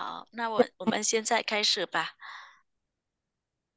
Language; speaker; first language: Chinese; non-native, fluent; Vietnamese